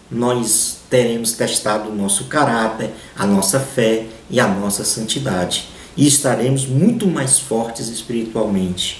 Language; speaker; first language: Portuguese; native; Portuguese